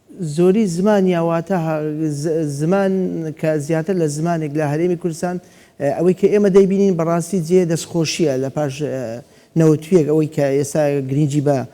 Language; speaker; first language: Central Kurdish; non-native, local second language; Assyrian Neo-Aramaic